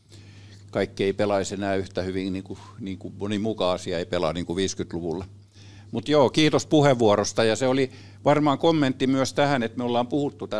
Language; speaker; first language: Finnish; native; Finnish